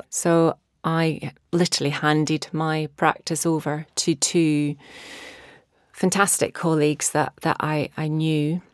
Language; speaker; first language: English; native; English